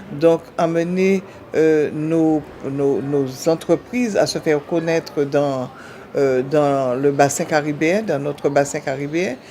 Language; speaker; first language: French; native; French